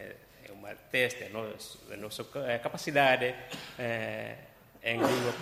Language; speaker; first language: Portuguese; non-native, local second language; Tetum